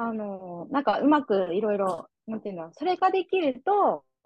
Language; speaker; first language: Japanese; native; Japanese